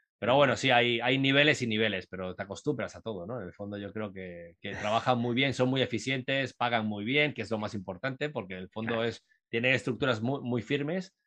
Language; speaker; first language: Spanish; native; Spanish